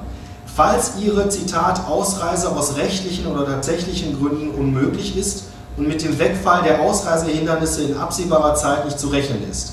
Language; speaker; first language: German; native; German